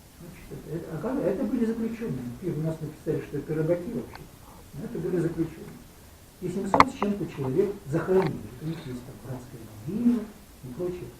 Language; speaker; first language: Russian; native; Russian